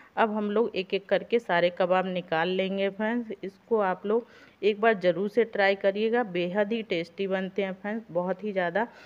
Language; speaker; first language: Hindi; native; Hindi